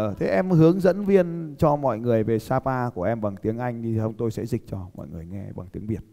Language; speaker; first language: Vietnamese; native; Vietnamese